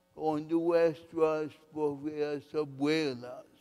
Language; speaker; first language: Spanish; non-native, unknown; English